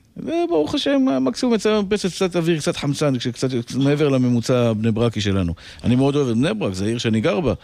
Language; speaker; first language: Hebrew; native; Hebrew